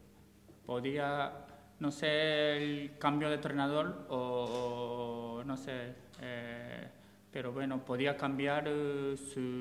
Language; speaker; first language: Spanish; non-native, learner; Japanese